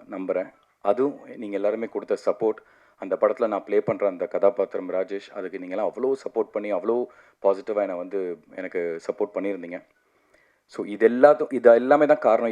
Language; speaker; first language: Tamil; native; Tamil